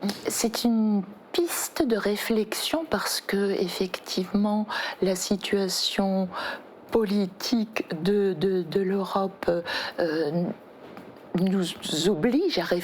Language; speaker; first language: French; native; French